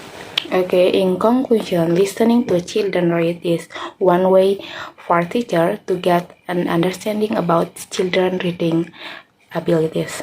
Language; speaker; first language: English; non-native, learner; Indonesian